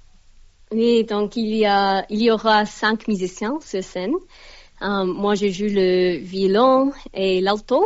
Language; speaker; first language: French; non-native, learner; English